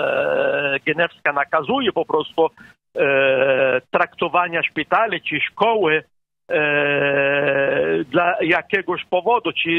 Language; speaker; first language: Polish; non-native, fluent; Arabic